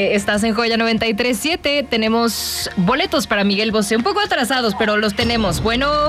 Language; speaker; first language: Spanish; native; Spanish